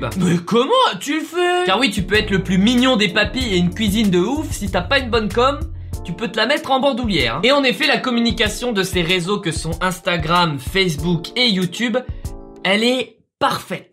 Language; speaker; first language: French; native; French